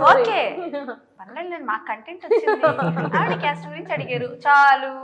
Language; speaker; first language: Telugu; native; Telugu